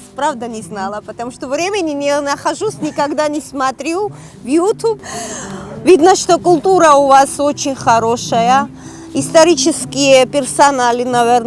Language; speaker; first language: Russian; non-native, fluent; Georgian